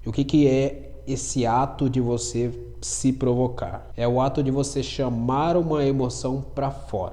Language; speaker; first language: Portuguese; native; Portuguese